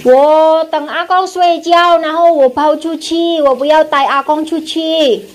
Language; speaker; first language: Chinese; non-native, fluent; Indonesian